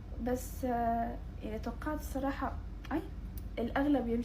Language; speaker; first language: Arabic; native; Arabic